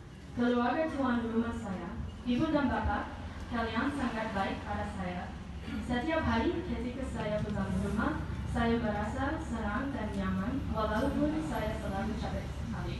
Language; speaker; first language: Indonesian; non-native, learner; English